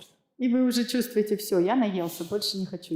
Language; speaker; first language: Russian; native; Russian